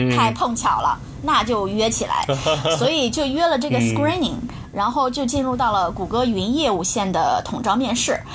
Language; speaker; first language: Chinese; native; Chinese